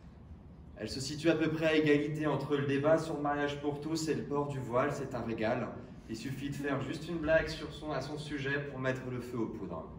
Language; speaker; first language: French; native; French